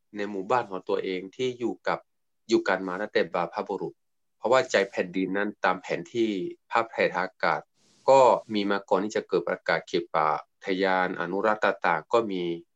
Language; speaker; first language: Thai; non-native, local second language; S'gaw Karen